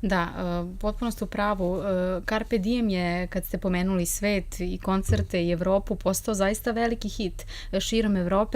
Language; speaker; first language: Serbian; native; Serbian